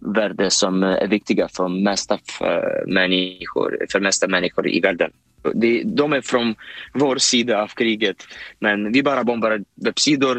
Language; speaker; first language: Swedish; non-native, fluent; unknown